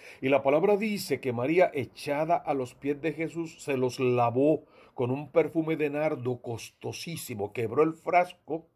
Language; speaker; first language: Spanish; native; Spanish